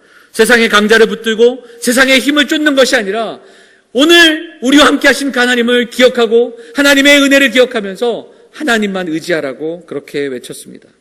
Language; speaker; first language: Korean; native; Korean